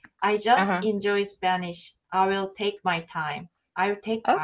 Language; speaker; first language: English; non-native, learner; Korean